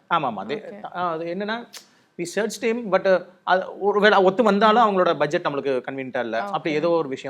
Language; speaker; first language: Tamil; native; Tamil